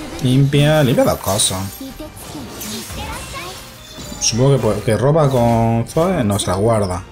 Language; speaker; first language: Spanish; native; Spanish